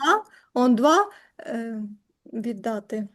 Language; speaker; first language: French; non-native, learner; Ukrainian